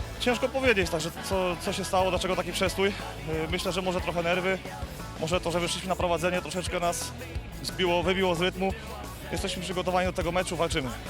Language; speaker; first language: Polish; native; Polish